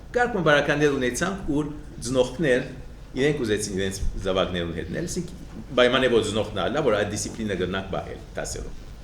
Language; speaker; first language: Armenian; early bilingual, heritage; Armenian